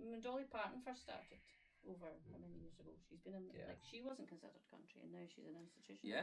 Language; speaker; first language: English; native; English